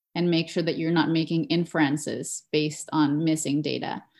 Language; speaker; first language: English; non-native, fluent; Spanish